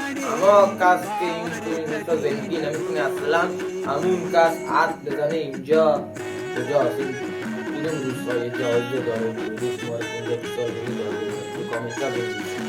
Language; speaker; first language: Persian; non-native, local second language; Baluchi